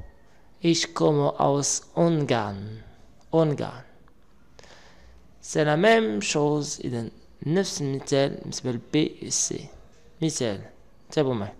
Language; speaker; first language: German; non-native, learner; Arabic